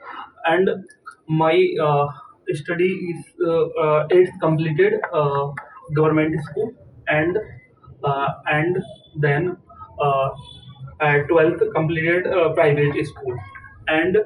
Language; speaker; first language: English; non-native, learner; Hindi